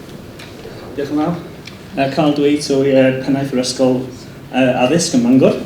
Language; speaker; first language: Welsh; non-native, learner; English